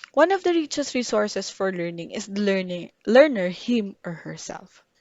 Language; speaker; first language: English; non-native, local second language; Filipino